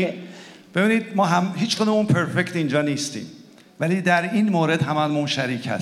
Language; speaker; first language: Persian; native; Persian